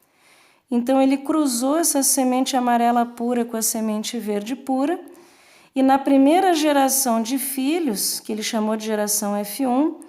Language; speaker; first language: Portuguese; native; Portuguese